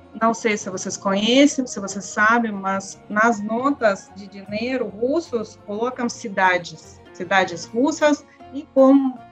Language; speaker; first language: Portuguese; non-native, learner; Russian